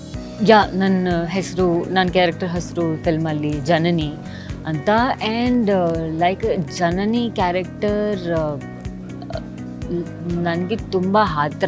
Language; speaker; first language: Kannada; non-native, learner; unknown